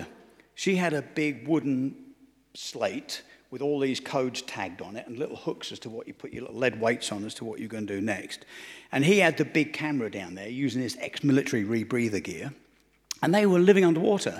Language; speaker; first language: English; native; English